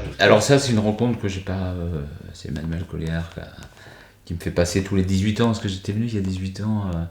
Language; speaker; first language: French; native; French